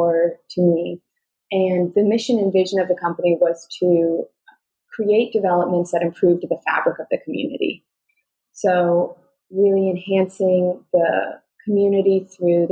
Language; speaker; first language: English; native; English